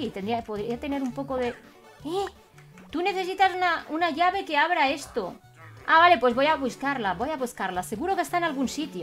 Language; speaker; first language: Spanish; native; Spanish